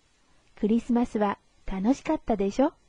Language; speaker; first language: Japanese; non-native, fluent; Chinese